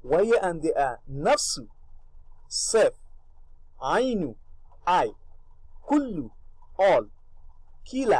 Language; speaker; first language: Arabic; non-native, fluent; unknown